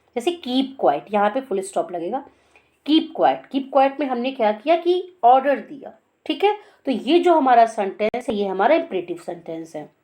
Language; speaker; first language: Hindi; native; Hindi